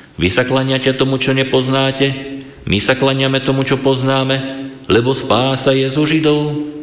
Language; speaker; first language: Slovak; native; Slovak